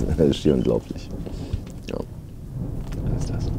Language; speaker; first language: German; native; German